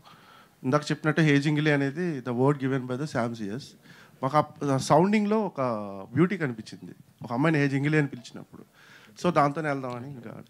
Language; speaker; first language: Telugu; native; Telugu